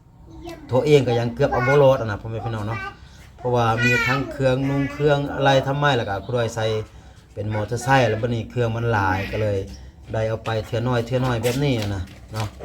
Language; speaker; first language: Thai; non-native, local second language; Lao